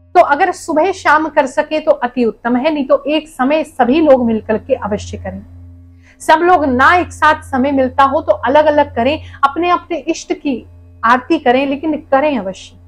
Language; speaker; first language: Hindi; native; Hindi